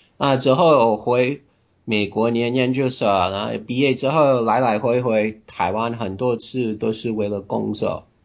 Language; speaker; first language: Chinese; non-native, fluent; English